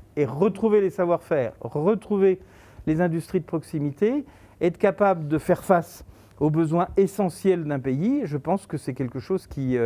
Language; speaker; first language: French; native; French